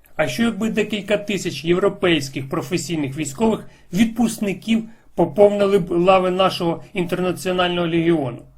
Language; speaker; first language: Ukrainian; non-native, local second language; Russian